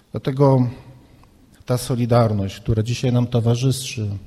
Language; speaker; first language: Polish; native; Polish